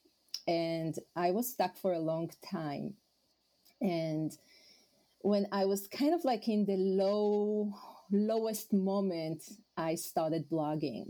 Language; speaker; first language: English; non-native, fluent; Hebrew